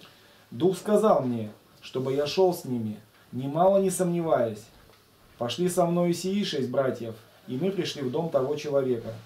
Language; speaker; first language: Russian; native; Russian